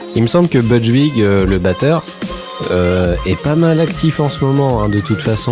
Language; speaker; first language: French; native; French